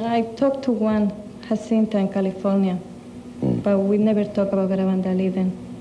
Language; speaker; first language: English; non-native, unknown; Spanish